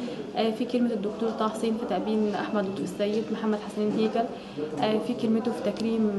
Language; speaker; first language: Arabic; native; Arabic